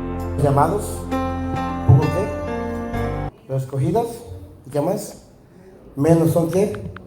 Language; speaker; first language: Spanish; native; Spanish